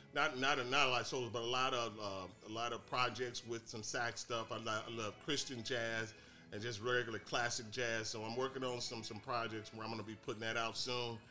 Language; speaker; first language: English; native; English